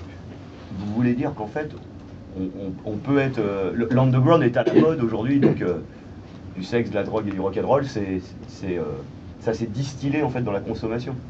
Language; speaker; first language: French; native; French